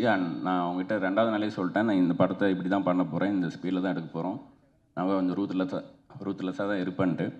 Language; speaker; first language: Tamil; native; Tamil